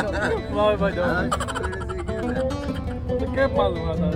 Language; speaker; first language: Arabic; non-native, learner; Bangla